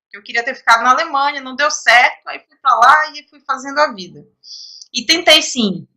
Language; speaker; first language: Portuguese; native; Portuguese